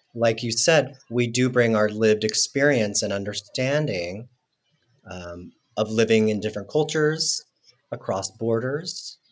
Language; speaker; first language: English; non-native, fluent; Spanish